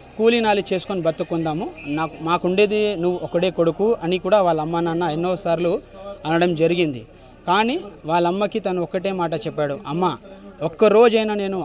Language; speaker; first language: Telugu; non-native, local second language; Lambadi